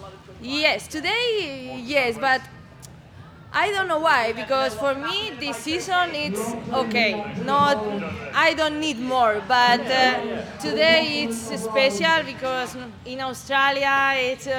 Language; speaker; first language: English; non-native, learner; Spanish